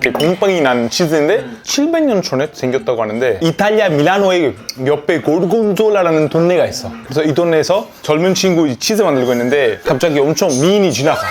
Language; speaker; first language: Korean; non-native, fluent; Italian